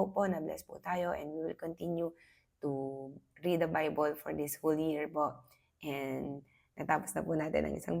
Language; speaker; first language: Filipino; native; Filipino